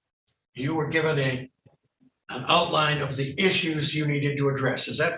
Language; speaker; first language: English; native; English